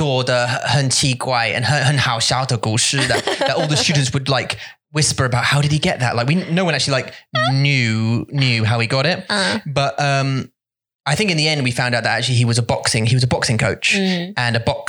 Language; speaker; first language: English; native; English